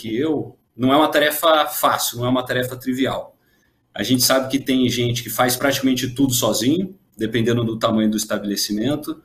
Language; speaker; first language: Portuguese; native; Portuguese